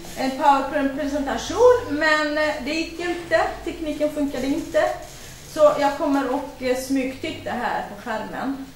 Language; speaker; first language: Swedish; non-native, fluent; Kurdish